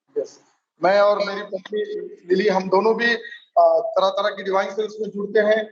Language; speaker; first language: Hindi; non-native, local second language; Marathi